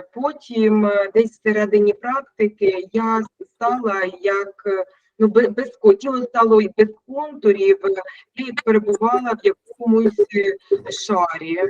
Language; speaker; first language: Ukrainian; native; Ukrainian